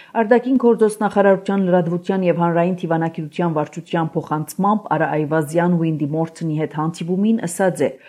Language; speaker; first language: Armenian; early bilingual, heritage; Armenian